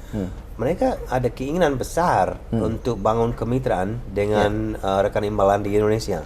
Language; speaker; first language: Indonesian; non-native, fluent; English